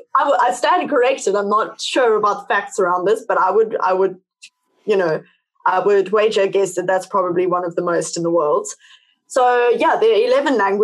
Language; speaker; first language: English; native; English